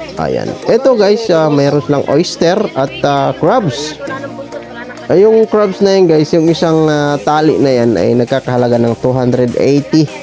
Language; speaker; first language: Filipino; non-native, local second language; Cebuano